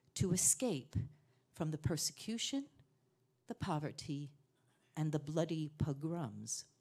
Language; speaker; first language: English; native; English